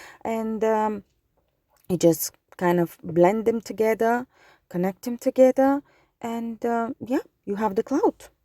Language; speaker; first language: English; non-native, fluent; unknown